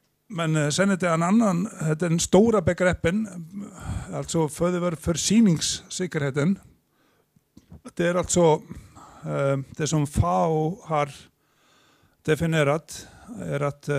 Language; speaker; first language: Swedish; non-native, fluent; Icelandic